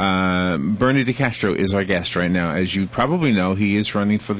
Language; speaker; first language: English; native; English